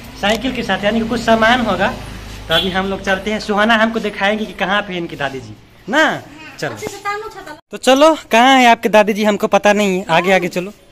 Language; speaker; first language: Hindi; native; Hindi